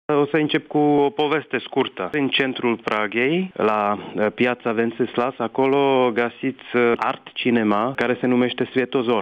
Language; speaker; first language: Romanian; non-native, fluent; Czech